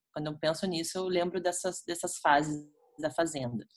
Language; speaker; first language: Portuguese; native; Portuguese